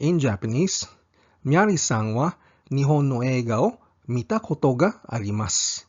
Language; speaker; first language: Japanese; non-native, fluent; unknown